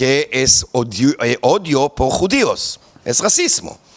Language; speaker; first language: Spanish; non-native, fluent; Hebrew